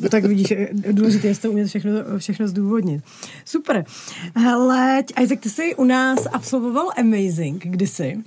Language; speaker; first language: Czech; native; Czech